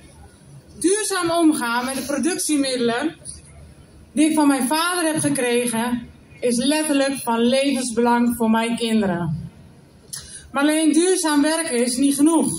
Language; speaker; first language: Dutch; native; Dutch